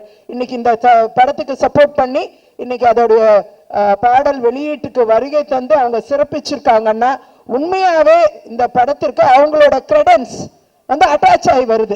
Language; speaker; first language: Tamil; native; Tamil